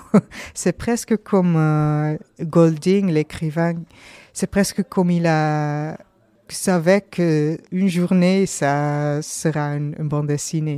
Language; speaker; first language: French; non-native, learner; Dutch